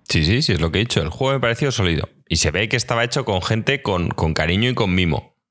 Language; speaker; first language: Spanish; native; Spanish